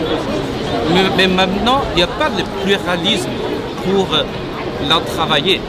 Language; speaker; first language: French; non-native, fluent; Chinese